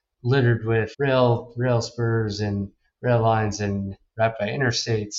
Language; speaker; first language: English; native; English